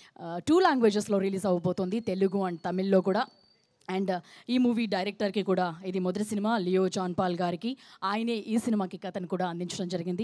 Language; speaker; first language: Telugu; native; Telugu